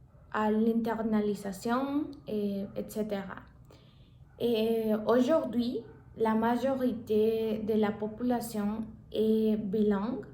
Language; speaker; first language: French; non-native, learner; Spanish